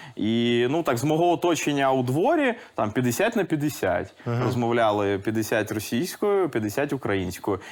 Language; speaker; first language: Ukrainian; native; Ukrainian